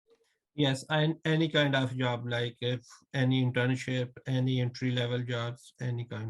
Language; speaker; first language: English; non-native, learner; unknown